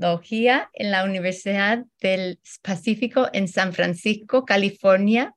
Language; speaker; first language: Spanish; early bilingual, heritage; Spanish